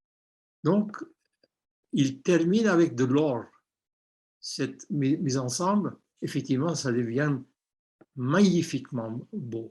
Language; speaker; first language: French; non-native, fluent; Armenian